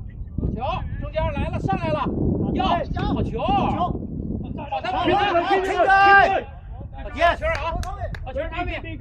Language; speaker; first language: Chinese; native; Chinese